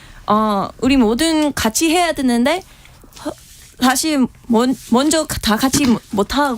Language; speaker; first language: Korean; non-native, fluent; English